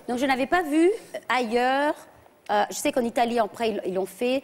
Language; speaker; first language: French; early bilingual, other home language; English